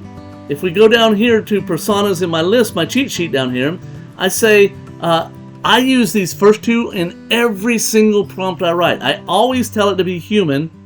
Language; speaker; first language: English; native; English